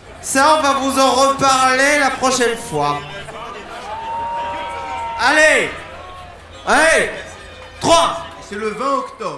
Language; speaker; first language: French; native; French